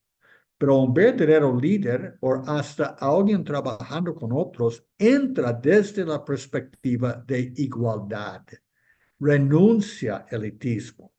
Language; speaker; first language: Spanish; non-native, fluent; English